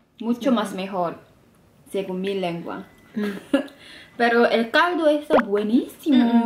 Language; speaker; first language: Spanish; non-native, fluent; Korean